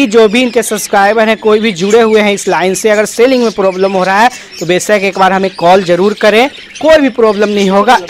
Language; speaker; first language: Hindi; native; Hindi